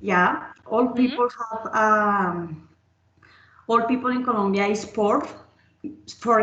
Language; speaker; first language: English; non-native, learner; Spanish